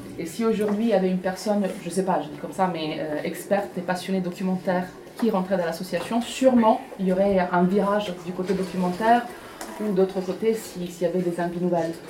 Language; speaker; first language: French; non-native, fluent; Italian